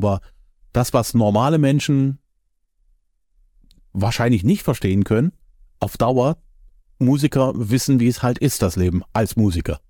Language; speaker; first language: German; native; German